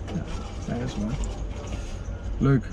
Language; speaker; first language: Dutch; native; Dutch